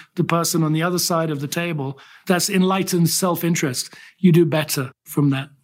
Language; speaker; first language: English; native; English